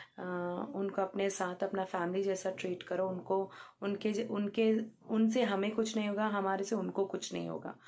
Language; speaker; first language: Hindi; non-native, local second language; Telugu